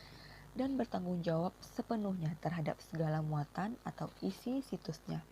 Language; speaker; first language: Indonesian; native; Indonesian